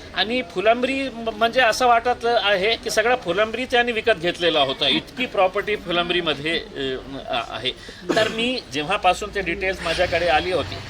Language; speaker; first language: Marathi; native; Marathi